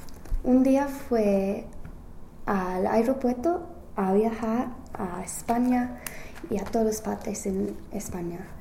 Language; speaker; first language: Spanish; non-native, learner; English